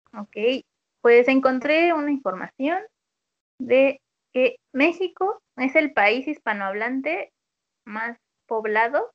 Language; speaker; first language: Spanish; native; Spanish